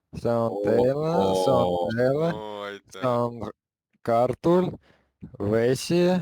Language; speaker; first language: Estonian; non-native, local second language; Russian